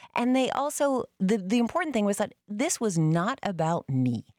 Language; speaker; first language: English; native; English